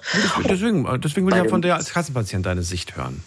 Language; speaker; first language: German; native; German